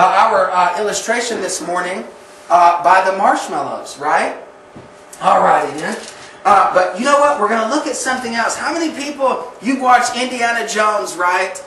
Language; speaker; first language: English; native; English